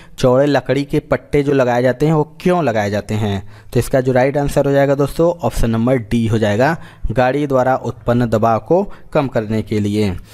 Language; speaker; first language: Hindi; native; Hindi